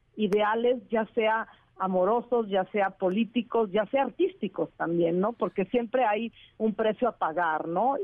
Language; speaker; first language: Spanish; non-native, fluent; Italian